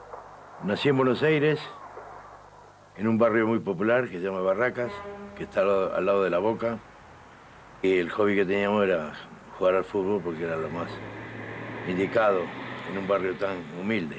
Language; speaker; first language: Spanish; native; Spanish